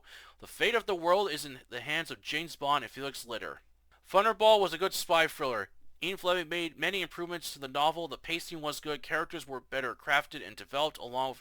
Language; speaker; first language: English; native; English